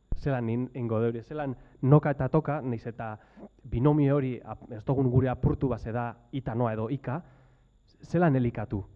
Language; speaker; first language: Basque; native; Basque